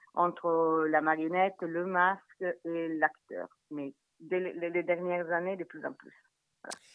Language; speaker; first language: French; non-native, fluent; Italian